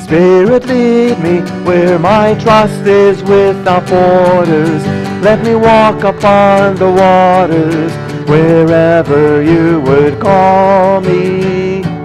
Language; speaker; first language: English; native; English